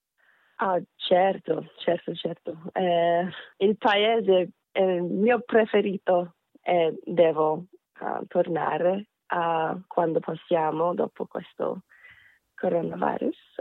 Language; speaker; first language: Italian; non-native, fluent; Korean